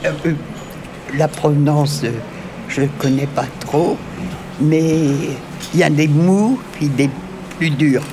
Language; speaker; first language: French; native; French